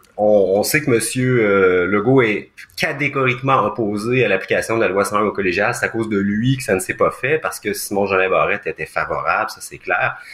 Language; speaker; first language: French; native; French